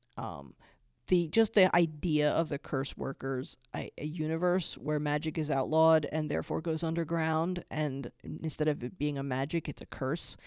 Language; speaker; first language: English; native; English